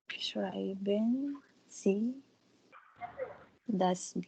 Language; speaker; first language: German; non-native, learner; Filipino